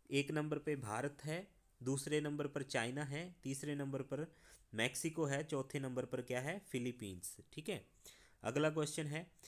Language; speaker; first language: Hindi; non-native, local second language; Punjabi